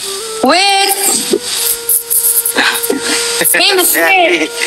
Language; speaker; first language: English; non-native, learner; Arabic